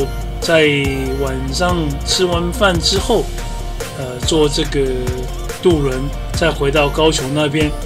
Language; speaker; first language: Chinese; native; Chinese